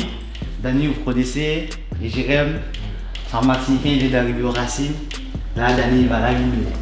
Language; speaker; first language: French; non-native, local second language; Haitian Creole